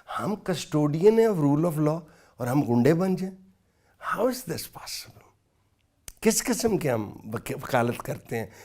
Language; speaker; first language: Urdu; non-native, local second language; Punjabi